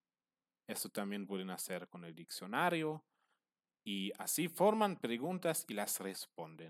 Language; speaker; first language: Spanish; non-native, fluent; German